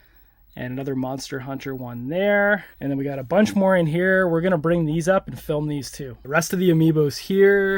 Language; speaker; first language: English; native; English